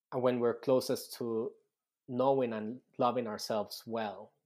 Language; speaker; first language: English; non-native, fluent; Spanish